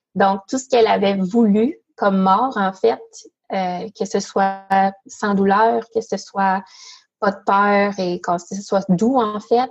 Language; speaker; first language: French; native; French